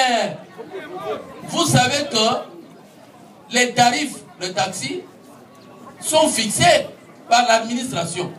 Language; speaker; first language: French; non-native, local second language; Fang